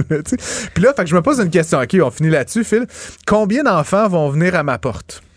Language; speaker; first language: French; native; French